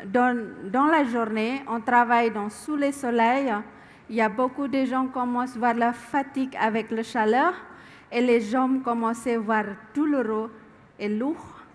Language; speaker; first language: French; non-native, learner; Indonesian